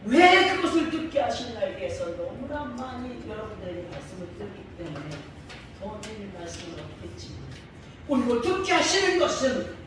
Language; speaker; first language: Korean; native; Korean